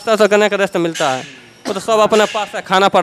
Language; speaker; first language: Hindi; native; Hindi